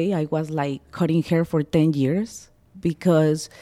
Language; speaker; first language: English; non-native, fluent; Spanish